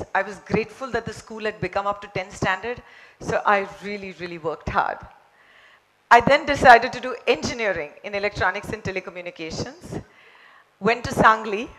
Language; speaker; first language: English; non-native, local second language; Marathi